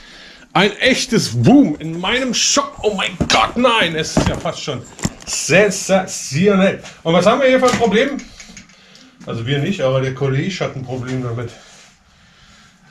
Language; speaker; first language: German; native; German